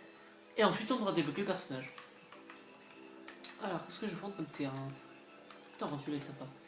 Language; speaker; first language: French; native; French